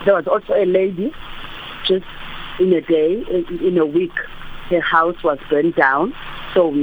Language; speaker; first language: English; non-native, local second language; Afrikaans